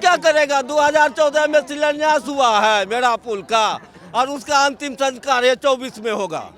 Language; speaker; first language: Hindi; native; Hindi